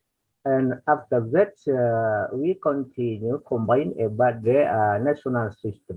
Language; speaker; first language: English; non-native, learner; Indonesian